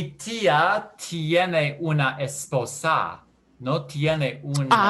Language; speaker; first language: Spanish; non-native, learner; English